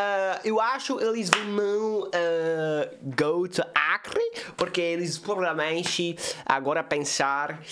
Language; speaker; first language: Portuguese; non-native, learner; English